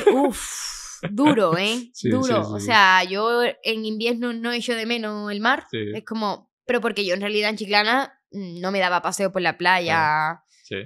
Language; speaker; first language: Spanish; native; Spanish